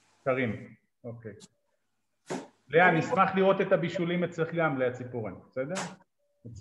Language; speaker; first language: Hebrew; native; Hebrew